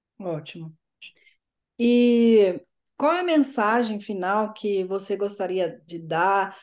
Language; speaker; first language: Portuguese; native; Portuguese